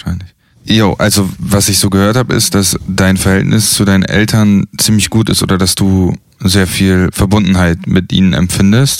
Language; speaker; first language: German; native; German